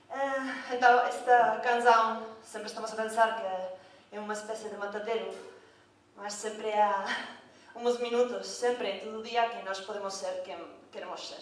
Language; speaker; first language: Portuguese; non-native, learner; Galician